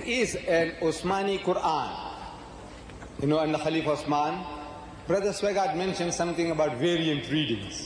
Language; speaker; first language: English; early bilingual, other home language; Gujarati